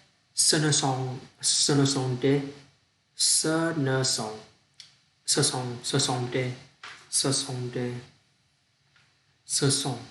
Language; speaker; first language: French; non-native, learner; Vietnamese